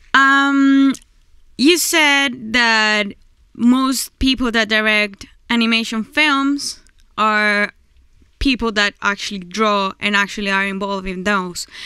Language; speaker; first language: English; non-native, fluent; Chinese